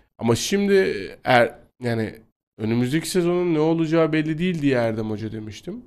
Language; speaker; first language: Turkish; native; Turkish